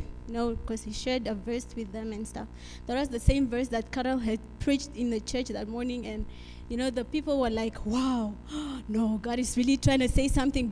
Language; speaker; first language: English; non-native, local second language; Afrikaans